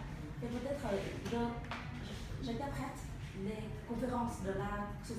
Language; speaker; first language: French; non-native, learner; Vietnamese